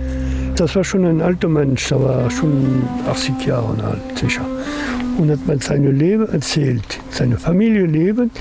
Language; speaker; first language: German; non-native, learner; French